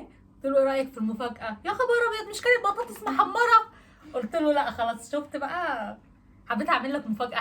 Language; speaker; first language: Arabic; native; Arabic